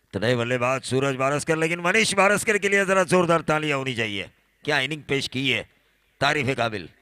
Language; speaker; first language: Hindi; non-native, local second language; Marathi